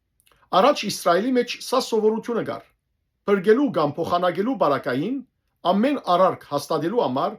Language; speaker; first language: Armenian; native; Armenian